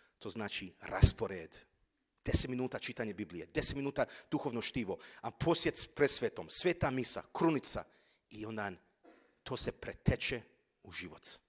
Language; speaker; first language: Croatian; early bilingual, heritage; Croatian